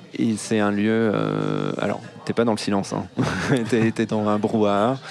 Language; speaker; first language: French; native; French